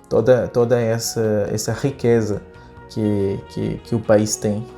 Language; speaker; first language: Portuguese; non-native, fluent; Spanish